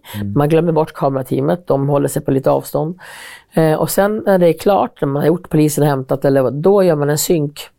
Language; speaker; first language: Swedish; native; Swedish